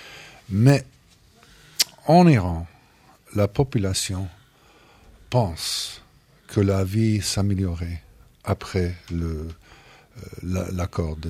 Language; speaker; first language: French; non-native, fluent; English